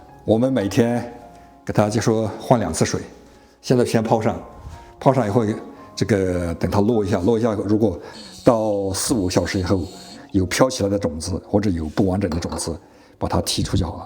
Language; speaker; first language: Chinese; native; Chinese